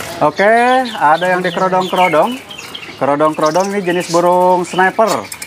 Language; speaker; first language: Indonesian; native; Indonesian